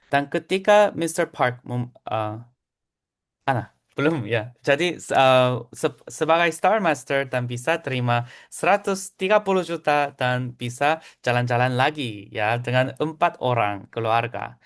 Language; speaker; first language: Indonesian; non-native, fluent; Korean